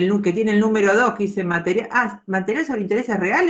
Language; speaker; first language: Spanish; native; Spanish